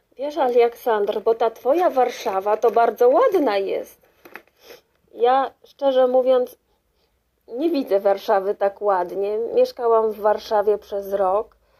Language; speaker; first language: Polish; native; Polish